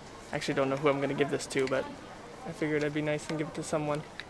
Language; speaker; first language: English; native; English